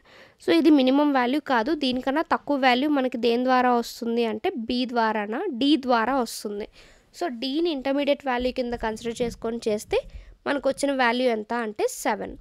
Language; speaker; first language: Telugu; native; Telugu